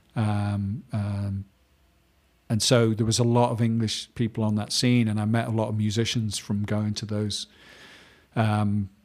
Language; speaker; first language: English; native; English